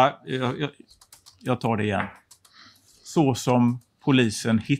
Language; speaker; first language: Swedish; native; Swedish